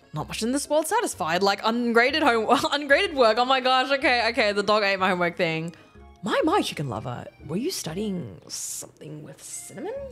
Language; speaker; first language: English; native; English